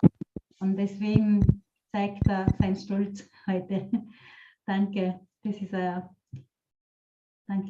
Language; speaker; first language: German; non-native, fluent; Telugu